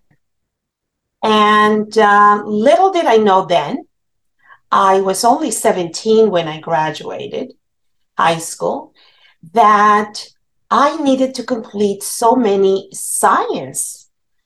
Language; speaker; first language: English; non-native, fluent; Spanish